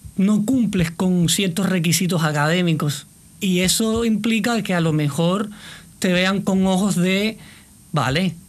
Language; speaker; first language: Spanish; native; Spanish